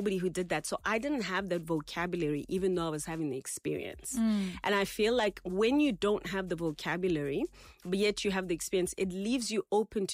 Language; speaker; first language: English; non-native, local second language; Tswana